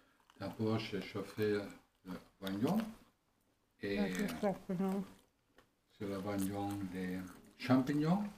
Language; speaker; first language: French; non-native, learner; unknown